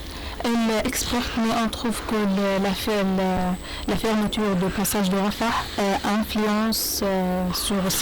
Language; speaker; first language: French; non-native, learner; Arabic